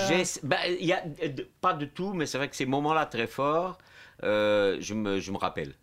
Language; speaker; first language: French; non-native, fluent; Portuguese